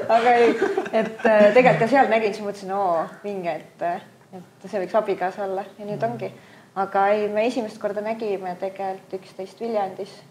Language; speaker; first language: Estonian; native; Estonian